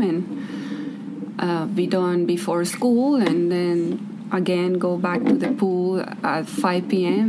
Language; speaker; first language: English; non-native, fluent; Spanish